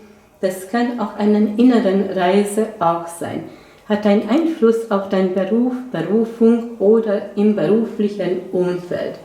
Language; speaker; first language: German; non-native, fluent; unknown